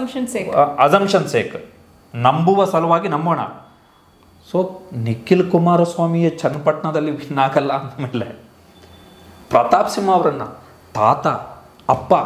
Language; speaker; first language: Kannada; native; Kannada